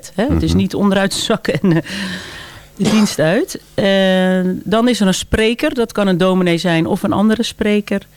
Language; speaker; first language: Dutch; native; Dutch